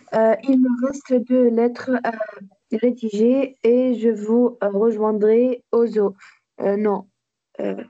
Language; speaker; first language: French; non-native, learner; Arabic